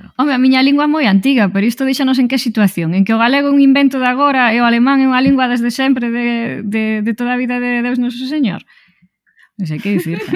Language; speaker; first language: Galician; native; Galician